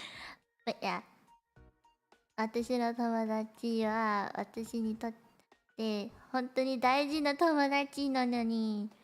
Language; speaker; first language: Japanese; non-native, learner; Cantonese